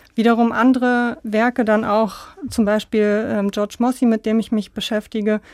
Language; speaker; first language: German; native; German